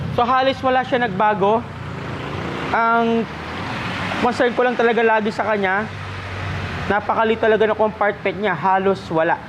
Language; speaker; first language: Filipino; non-native, local second language; Pampanga